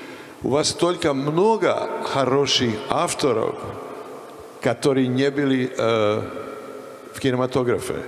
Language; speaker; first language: Russian; non-native, learner; Serbian